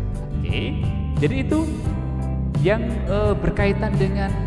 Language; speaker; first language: Indonesian; native; Indonesian